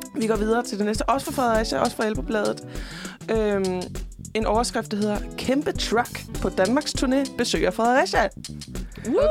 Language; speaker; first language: Danish; native; Danish